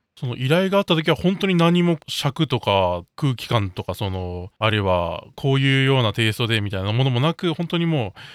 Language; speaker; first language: Japanese; native; Japanese